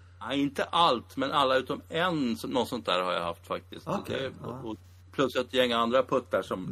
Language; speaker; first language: Swedish; native; Swedish